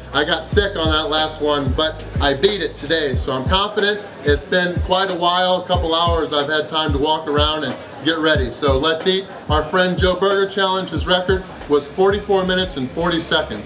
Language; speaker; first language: English; native; English